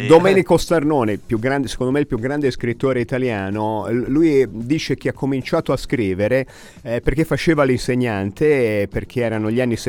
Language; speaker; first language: Italian; native; Italian